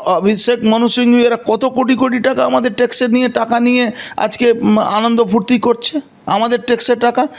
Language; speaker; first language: Bangla; non-native, local second language; Hindi